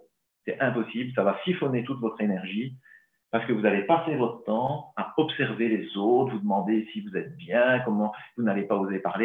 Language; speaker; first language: French; native; French